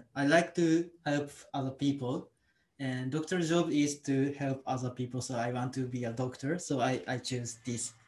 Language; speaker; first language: English; non-native, learner; Japanese